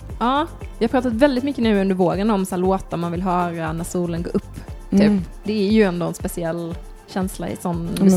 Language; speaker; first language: Swedish; native; Swedish